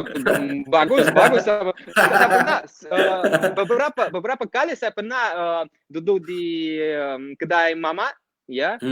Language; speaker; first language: Indonesian; non-native, fluent; Russian